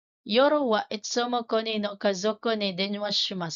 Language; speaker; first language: Japanese; non-native, fluent; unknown